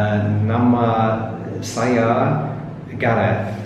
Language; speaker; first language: Indonesian; non-native, learner; English